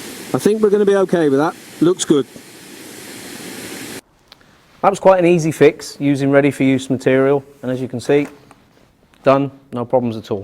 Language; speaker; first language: English; native; English